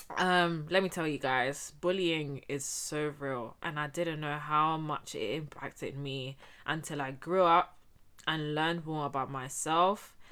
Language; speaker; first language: English; early bilingual, heritage; Spanish